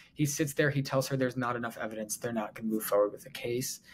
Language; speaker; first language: English; native; English